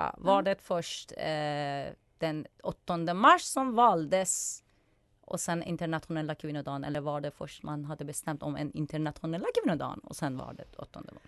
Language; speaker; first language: Swedish; non-native, fluent; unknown